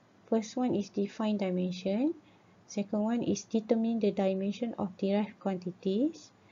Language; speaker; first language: English; non-native, local second language; Malay